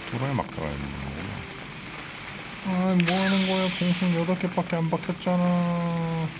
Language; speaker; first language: Korean; native; Korean